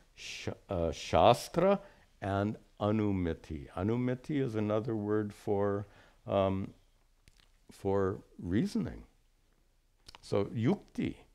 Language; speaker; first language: English; native; English